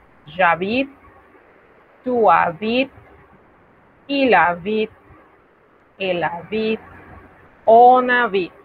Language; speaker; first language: French; non-native, fluent; Spanish